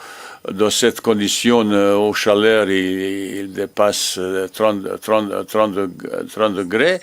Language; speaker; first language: French; non-native, learner; Bosnian